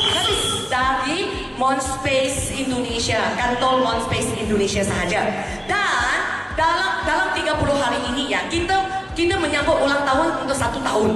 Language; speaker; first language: Malay; non-native, local second language; Chinese